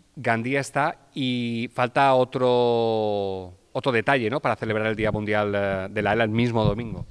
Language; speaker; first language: Spanish; non-native, local second language; Catalan